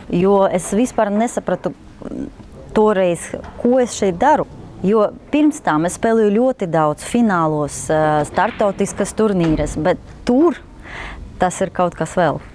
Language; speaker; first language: Latvian; non-native, local second language; Russian